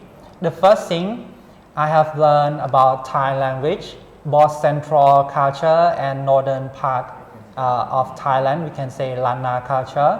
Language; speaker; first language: English; non-native, fluent; Khmer